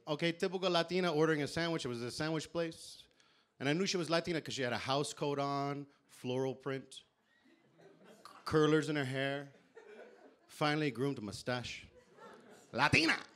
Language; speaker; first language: English; early bilingual, other home language; Spanish